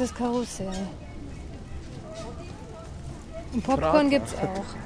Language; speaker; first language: German; native; German